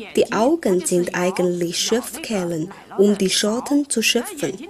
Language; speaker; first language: German; non-native, fluent; Chinese